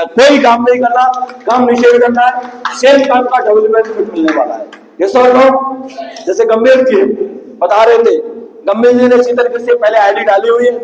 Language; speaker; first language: Hindi; native; Hindi